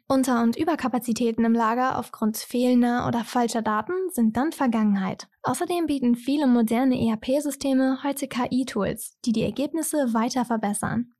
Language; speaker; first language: German; native; German